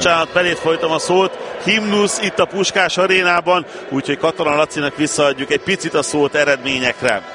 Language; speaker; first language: Hungarian; native; Hungarian